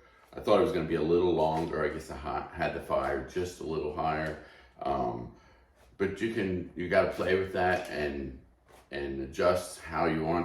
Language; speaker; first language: English; native; English